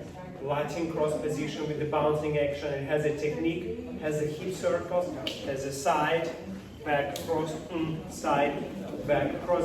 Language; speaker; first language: English; non-native, fluent; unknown